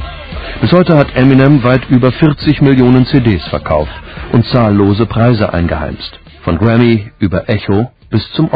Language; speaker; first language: German; native; German